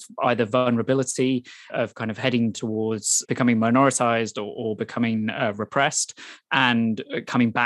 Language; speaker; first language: English; native; English